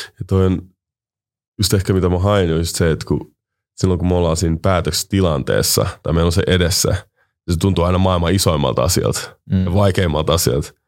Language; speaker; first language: Finnish; native; Finnish